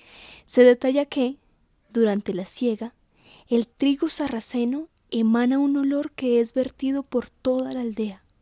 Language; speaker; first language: Spanish; native; Spanish